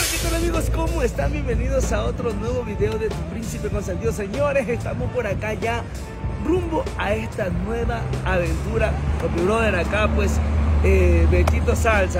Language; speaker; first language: Spanish; native; Spanish